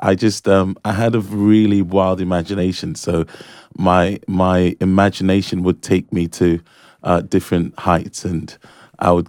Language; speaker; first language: English; early bilingual, other home language; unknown